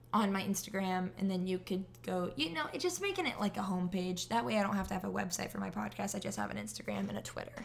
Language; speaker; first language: English; native; English